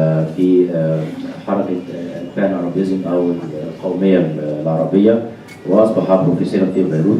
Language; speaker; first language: Arabic; native; Arabic